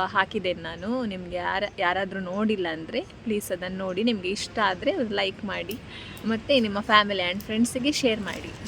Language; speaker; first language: Kannada; non-native, local second language; Tulu